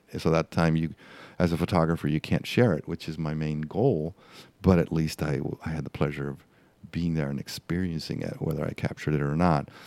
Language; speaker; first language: English; non-native, fluent; Spanish